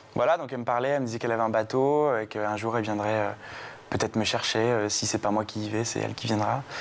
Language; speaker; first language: French; native; French